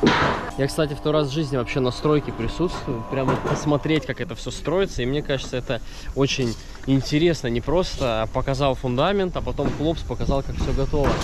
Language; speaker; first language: Russian; native; Russian